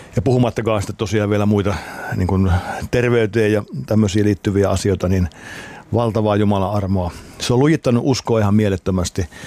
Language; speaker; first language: Finnish; native; Finnish